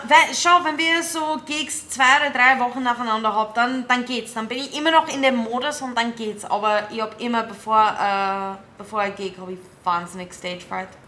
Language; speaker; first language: German; non-native, fluent; English